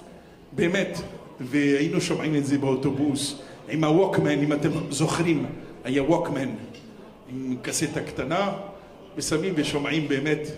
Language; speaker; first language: Hebrew; non-native, fluent; French